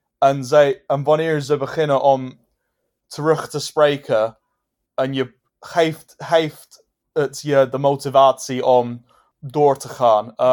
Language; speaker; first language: Dutch; non-native, fluent; English